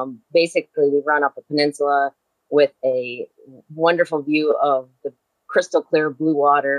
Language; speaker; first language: English; native; English